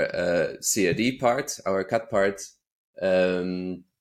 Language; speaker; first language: English; non-native, fluent; Dutch